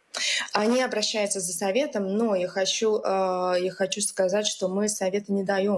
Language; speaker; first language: Russian; non-native, local second language; Latvian